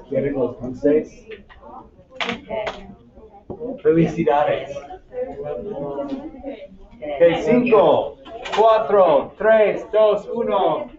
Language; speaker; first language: Spanish; non-native, fluent; English